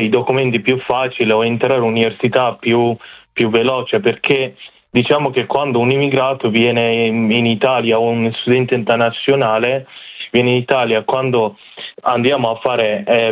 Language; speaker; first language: Italian; non-native, fluent; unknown